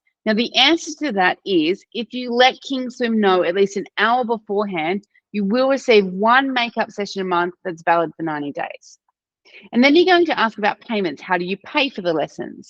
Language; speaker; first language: English; native; English